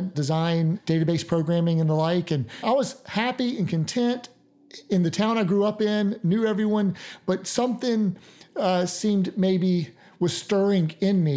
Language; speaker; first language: English; native; English